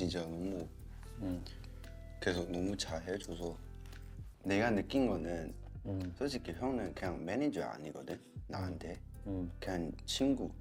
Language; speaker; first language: Korean; non-native, fluent; Cantonese